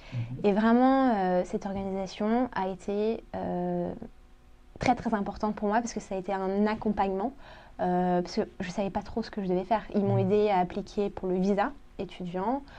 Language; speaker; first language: French; early bilingual, other home language; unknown